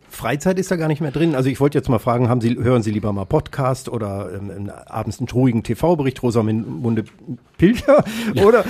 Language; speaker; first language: German; native; German